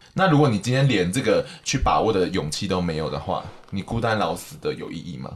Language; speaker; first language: Chinese; native; Chinese